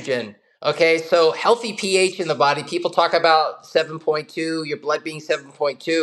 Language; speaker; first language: English; native; English